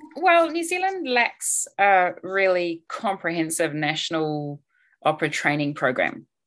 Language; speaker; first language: English; native; English